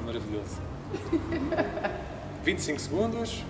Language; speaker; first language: Portuguese; native; Portuguese